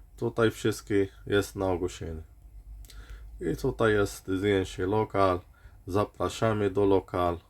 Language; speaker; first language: Polish; non-native, learner; Arabic